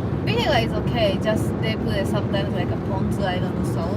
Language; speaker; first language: English; non-native, learner; Japanese